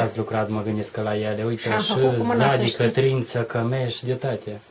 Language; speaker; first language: Romanian; native; Romanian